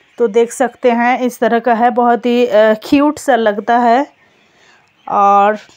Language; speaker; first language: Hindi; non-native, local second language; Bangla